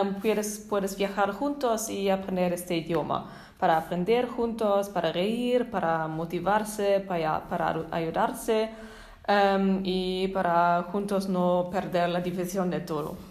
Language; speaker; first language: Spanish; non-native, learner; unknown